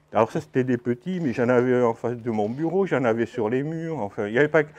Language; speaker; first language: French; native; French